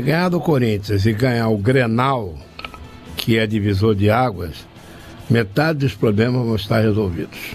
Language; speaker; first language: Portuguese; native; Portuguese